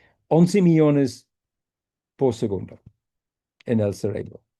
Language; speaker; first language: Spanish; non-native, fluent; English